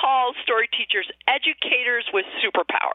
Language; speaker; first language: English; native; English